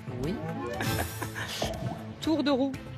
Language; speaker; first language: French; native; French